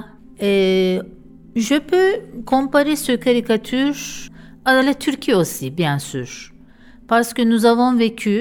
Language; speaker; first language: French; non-native, fluent; Turkish